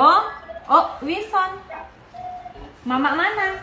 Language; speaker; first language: Korean; non-native, learner; Indonesian